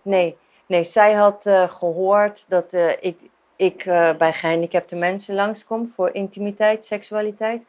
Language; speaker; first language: Dutch; non-native, fluent; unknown